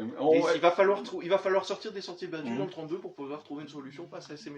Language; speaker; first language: French; native; French